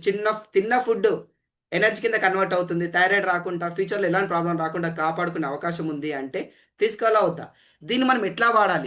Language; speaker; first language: Telugu; native; Telugu